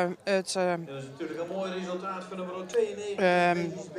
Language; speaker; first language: Dutch; native; Dutch